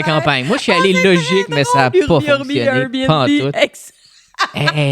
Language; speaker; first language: French; native; French